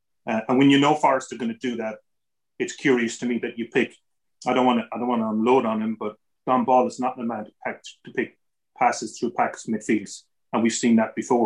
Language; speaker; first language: English; native; English